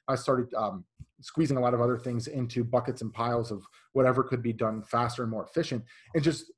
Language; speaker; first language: English; native; English